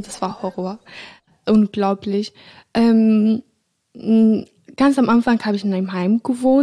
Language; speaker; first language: German; non-native, fluent; Arabic